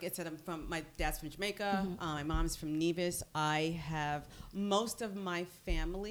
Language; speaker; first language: English; native; English